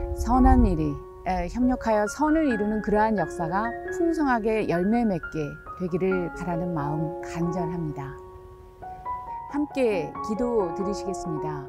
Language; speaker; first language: Korean; native; Korean